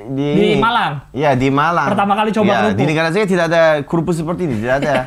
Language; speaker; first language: Indonesian; non-native, fluent; Uzbek